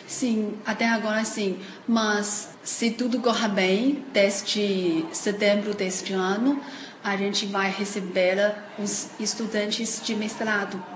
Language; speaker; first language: Portuguese; non-native, fluent; Chinese